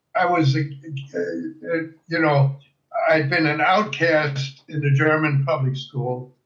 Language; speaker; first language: English; early bilingual, other home language; German